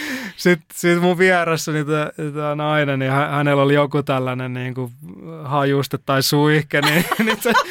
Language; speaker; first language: Finnish; native; Finnish